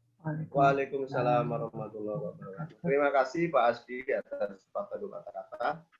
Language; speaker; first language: Indonesian; native; Indonesian